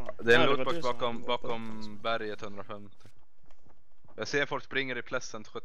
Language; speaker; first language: Swedish; native; Swedish